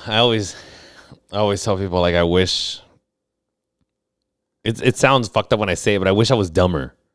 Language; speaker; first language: English; early bilingual, other home language; Spanish